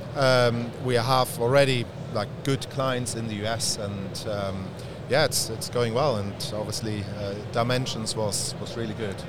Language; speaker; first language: English; non-native, fluent; German